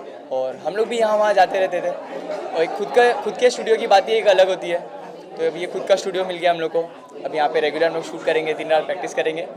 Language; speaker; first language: Hindi; native; Hindi